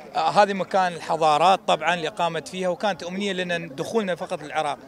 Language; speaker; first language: Arabic; native; Arabic